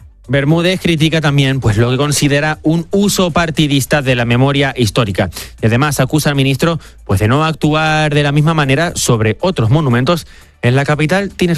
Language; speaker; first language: Spanish; native; Spanish